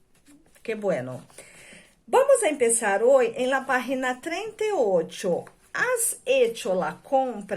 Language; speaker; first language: Spanish; non-native, fluent; Portuguese